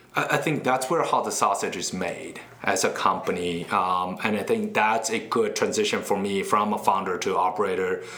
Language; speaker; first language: English; non-native, fluent; Chinese